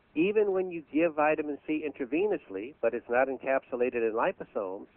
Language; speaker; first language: English; native; English